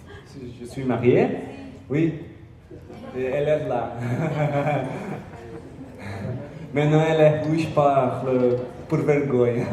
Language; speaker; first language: French; non-native, learner; Portuguese